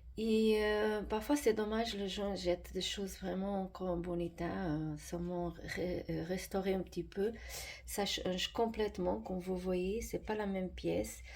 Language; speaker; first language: French; non-native, fluent; Portuguese